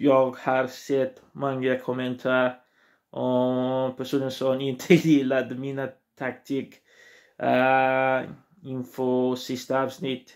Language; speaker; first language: Swedish; non-native, learner; Portuguese